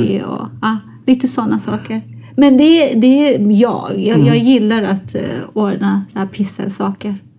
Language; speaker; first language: Swedish; non-native, fluent; Persian